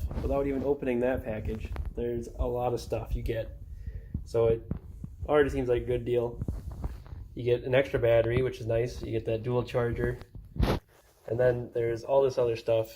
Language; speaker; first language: English; native; English